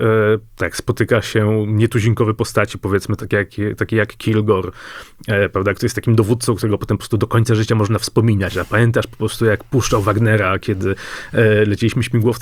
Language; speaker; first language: Polish; native; Polish